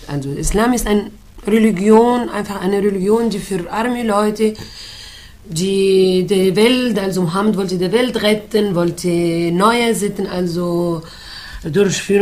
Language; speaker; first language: German; non-native, fluent; Arabic